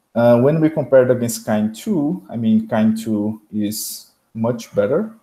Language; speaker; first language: English; non-native, fluent; Portuguese